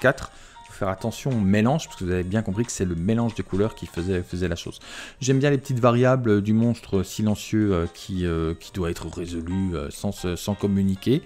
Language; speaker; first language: French; native; French